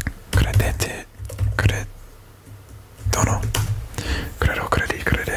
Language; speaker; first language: Italian; non-native, learner; English